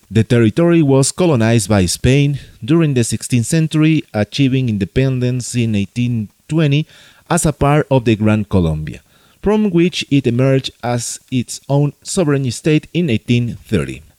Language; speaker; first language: English; non-native, fluent; Spanish